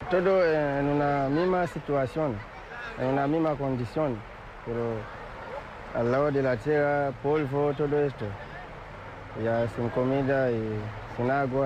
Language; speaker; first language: Spanish; non-native, learner; Haitian Creole